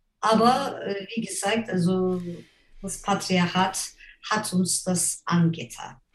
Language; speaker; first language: German; non-native, fluent; Turkish